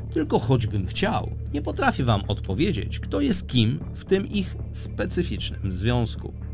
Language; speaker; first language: Polish; native; Polish